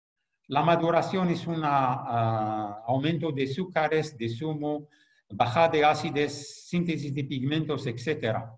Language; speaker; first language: Spanish; non-native, fluent; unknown